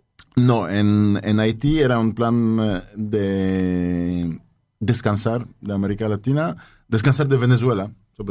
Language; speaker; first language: Spanish; non-native, fluent; Polish